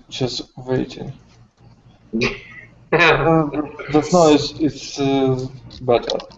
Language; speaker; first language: English; non-native, learner; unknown